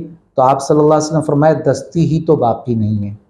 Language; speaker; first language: Urdu; native; Urdu